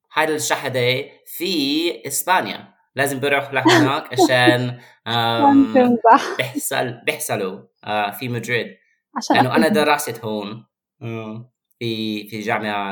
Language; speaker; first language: Arabic; non-native, fluent; English